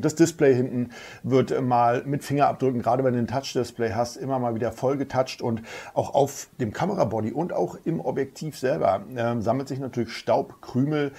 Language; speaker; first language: German; native; German